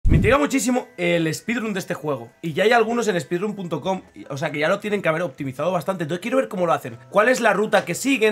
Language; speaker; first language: Spanish; native; Spanish